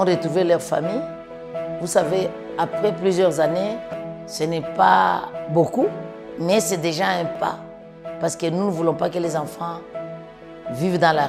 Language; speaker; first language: French; non-native, local second language; Swahili